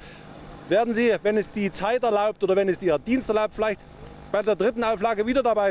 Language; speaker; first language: German; native; German